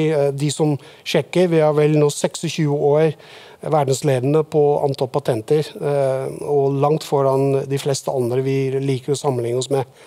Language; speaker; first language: Norwegian; non-native, fluent; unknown